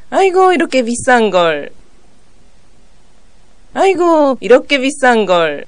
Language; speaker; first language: Korean; non-native, fluent; Japanese